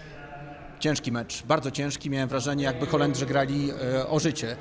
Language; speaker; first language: Polish; native; Polish